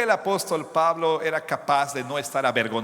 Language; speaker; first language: Spanish; non-native, fluent; English